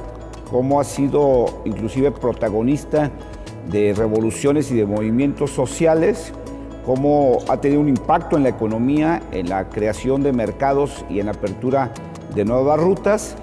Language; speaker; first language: Spanish; native; Spanish